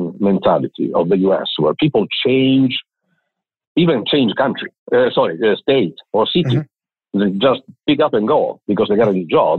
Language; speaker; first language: English; non-native, fluent; Italian